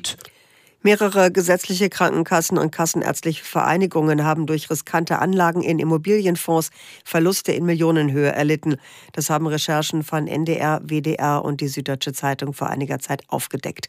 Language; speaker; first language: German; native; German